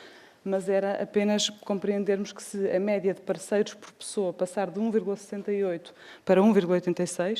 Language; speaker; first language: Portuguese; native; Portuguese